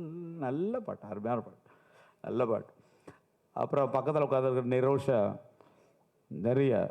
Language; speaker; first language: Tamil; native; Tamil